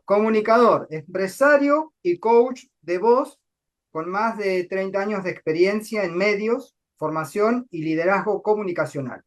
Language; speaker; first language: Spanish; native; Spanish